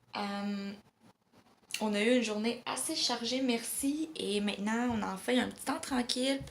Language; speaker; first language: French; native; French